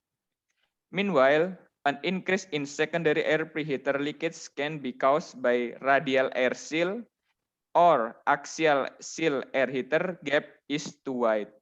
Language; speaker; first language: English; non-native, fluent; Indonesian